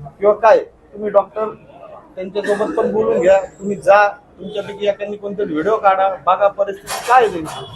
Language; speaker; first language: Marathi; native; Marathi